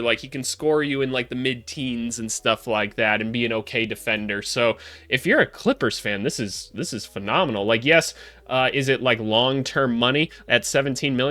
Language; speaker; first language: English; native; English